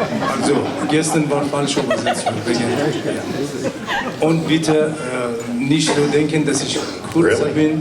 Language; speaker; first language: German; non-native, learner; Persian